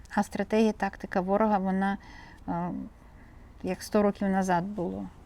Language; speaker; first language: Ukrainian; native; Ukrainian